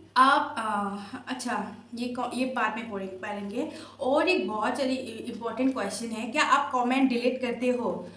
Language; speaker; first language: Hindi; non-native, local second language; Assamese